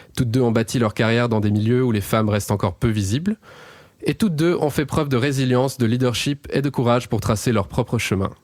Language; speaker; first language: French; native; French